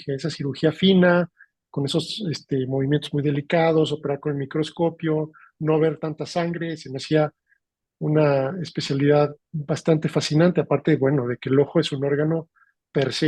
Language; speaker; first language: Spanish; native; Spanish